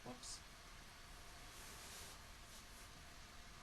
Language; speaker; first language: English; native; English